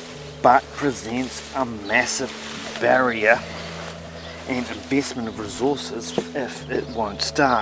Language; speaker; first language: English; native; English